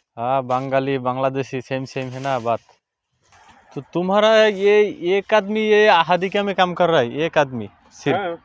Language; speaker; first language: Hindi; non-native, learner; Bangla